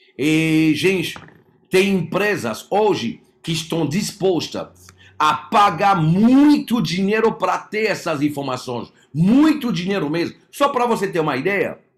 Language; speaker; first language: Portuguese; non-native, fluent; French